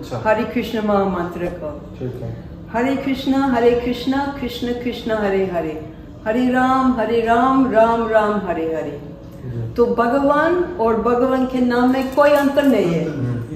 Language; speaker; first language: Hindi; non-native, fluent; English